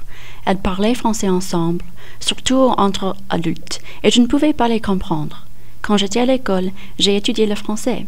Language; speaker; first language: French; non-native, fluent; English